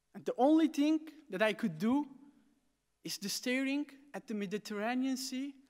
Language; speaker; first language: English; non-native, fluent; Arabic